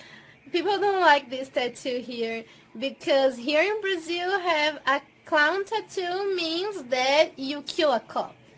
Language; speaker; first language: English; non-native, fluent; Portuguese